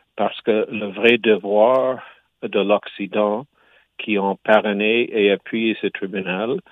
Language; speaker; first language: French; native; French